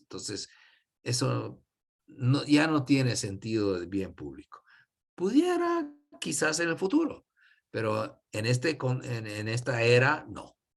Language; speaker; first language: Spanish; non-native, fluent; English